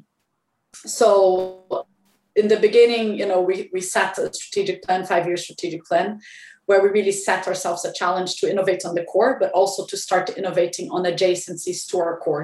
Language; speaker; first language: English; non-native, fluent; Portuguese